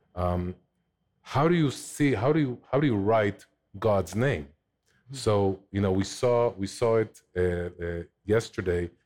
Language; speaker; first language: English; non-native, fluent; Hebrew